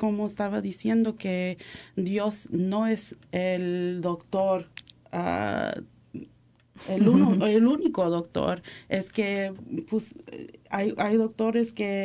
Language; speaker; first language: Spanish; early bilingual, heritage; English